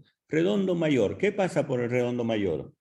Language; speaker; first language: Spanish; native; Spanish